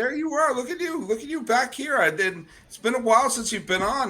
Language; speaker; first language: English; native; English